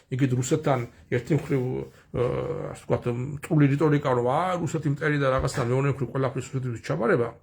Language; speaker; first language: Georgian; native; Georgian